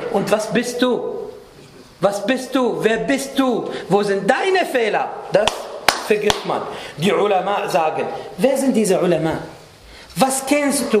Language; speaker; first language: German; non-native, fluent; Arabic